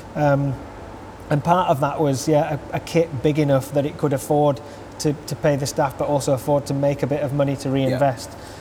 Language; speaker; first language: English; native; English